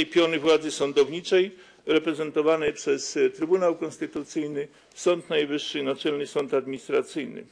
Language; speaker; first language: Polish; native; Polish